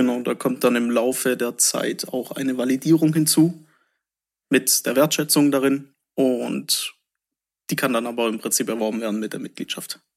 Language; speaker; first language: German; native; German